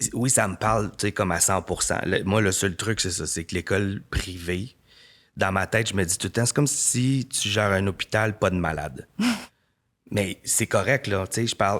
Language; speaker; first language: French; native; French